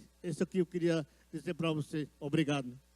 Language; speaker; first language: Portuguese; non-native, local second language; Yanomámi